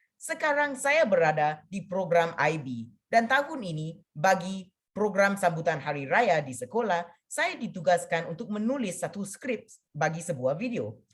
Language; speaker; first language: Malay; non-native, local second language; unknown